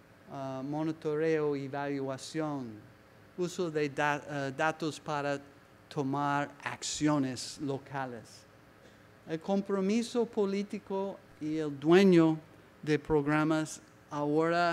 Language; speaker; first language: Spanish; non-native, learner; English